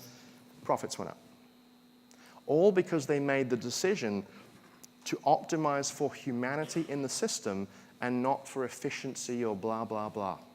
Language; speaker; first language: English; native; English